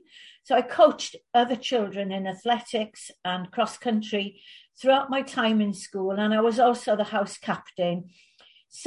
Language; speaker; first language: English; native; English